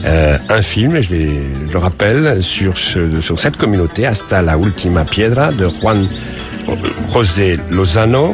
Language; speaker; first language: French; native; French